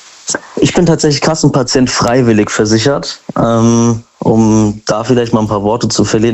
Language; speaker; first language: German; native; German